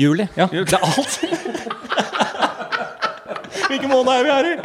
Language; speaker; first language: Norwegian; native; Norwegian